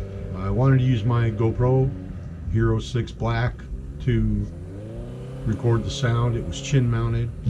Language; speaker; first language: English; native; English